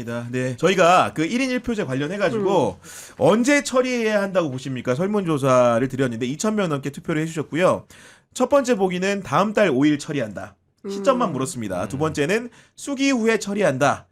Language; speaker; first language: Korean; native; Korean